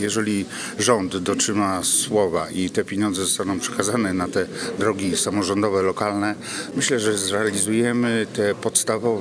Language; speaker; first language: Polish; native; Polish